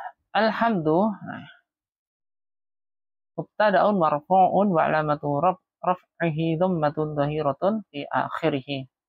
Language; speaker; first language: Arabic; non-native, fluent; Indonesian